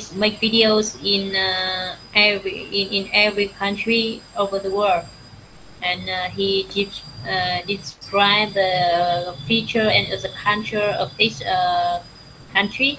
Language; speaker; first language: English; non-native, learner; Vietnamese